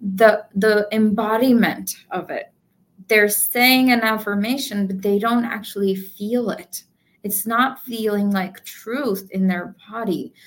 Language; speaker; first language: English; non-native, local second language; Gujarati